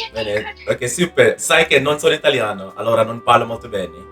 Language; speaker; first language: Italian; non-native, learner; English